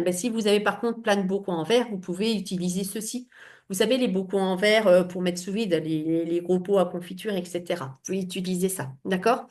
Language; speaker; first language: French; native; French